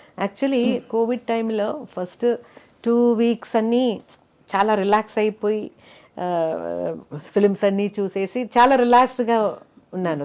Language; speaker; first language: Telugu; non-native, local second language; Malayalam